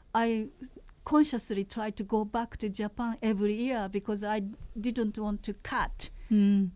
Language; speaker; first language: English; non-native, fluent; Japanese